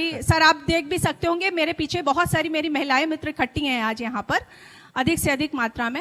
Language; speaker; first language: Hindi; native; Hindi